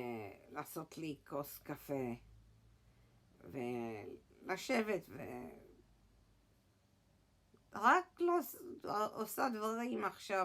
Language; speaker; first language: Hebrew; early bilingual, heritage; English